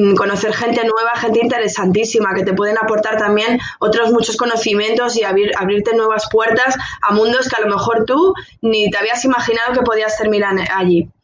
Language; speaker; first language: Spanish; native; Spanish